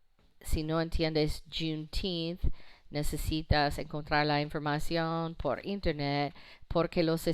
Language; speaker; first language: Spanish; non-native, fluent; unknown